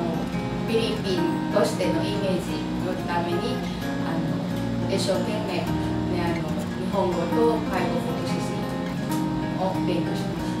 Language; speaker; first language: Japanese; non-native, fluent; Filipino